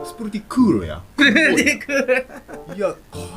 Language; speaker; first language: Indonesian; non-native, fluent; Japanese